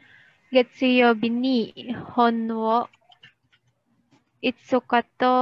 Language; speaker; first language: Japanese; non-native, learner; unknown